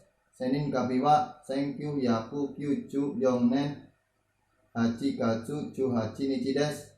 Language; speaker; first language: Japanese; non-native, learner; Indonesian